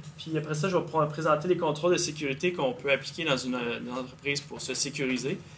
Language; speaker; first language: French; native; French